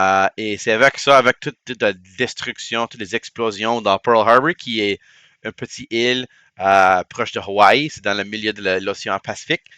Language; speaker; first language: French; non-native, local second language; English